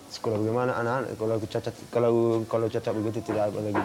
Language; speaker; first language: Indonesian; non-native, local second language; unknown